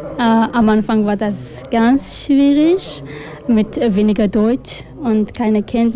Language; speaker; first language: German; non-native, learner; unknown